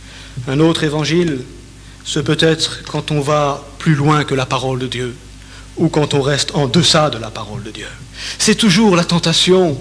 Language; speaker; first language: French; native; French